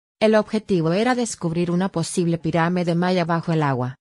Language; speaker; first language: Spanish; native; Spanish